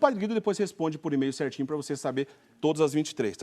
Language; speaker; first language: Portuguese; native; Portuguese